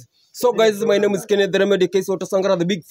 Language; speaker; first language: English; non-native, learner; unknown